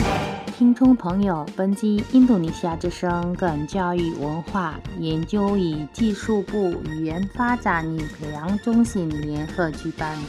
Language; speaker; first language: Chinese; non-native, local second language; Indonesian